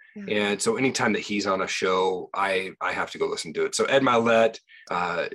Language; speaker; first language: English; native; English